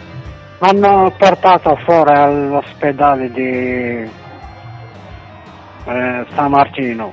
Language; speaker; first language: Italian; non-native, fluent; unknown